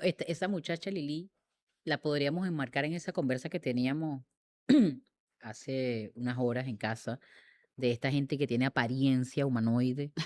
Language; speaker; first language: Spanish; native; Spanish